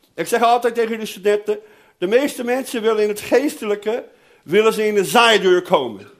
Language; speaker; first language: Dutch; non-native, fluent; Portuguese